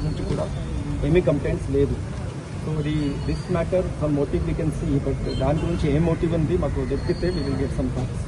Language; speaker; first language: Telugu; non-native, learner; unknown